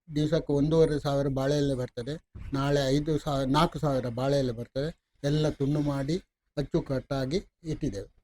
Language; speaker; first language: Kannada; non-native, local second language; Konkani